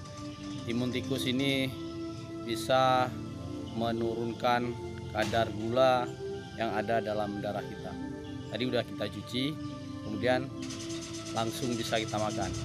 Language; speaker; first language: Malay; non-native, local second language; Achinese